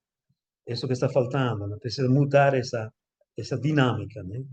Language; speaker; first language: Portuguese; non-native, fluent; Italian